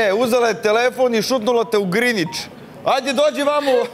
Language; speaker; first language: Serbian; native; Serbian